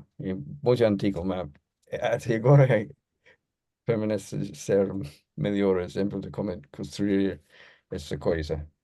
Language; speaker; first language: Portuguese; non-native, learner; English